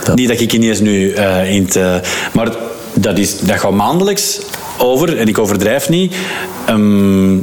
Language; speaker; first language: Dutch; native; Dutch